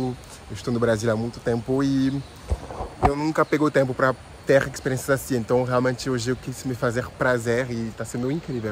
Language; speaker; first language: Portuguese; non-native, fluent; French